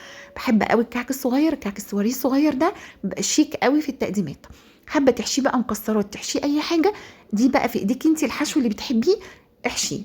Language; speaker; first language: Arabic; native; Arabic